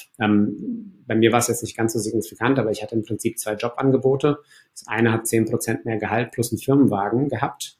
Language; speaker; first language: German; early bilingual, other home language; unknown